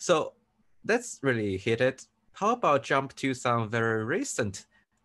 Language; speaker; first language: English; non-native, fluent; Chinese